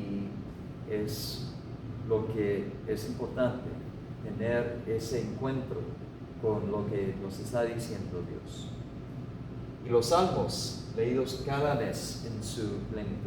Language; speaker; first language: Spanish; non-native, fluent; English